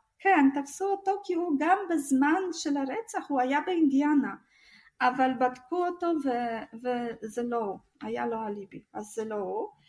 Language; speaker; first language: Hebrew; non-native, fluent; Russian